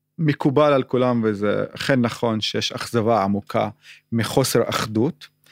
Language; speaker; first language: Hebrew; non-native, local second language; Arabic